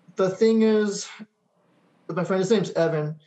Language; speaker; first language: English; native; English